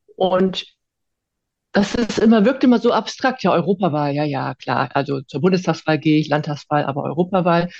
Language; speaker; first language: German; early bilingual, other home language; Icelandic